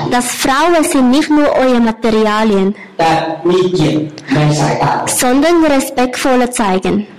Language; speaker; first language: German; non-native, learner; Thai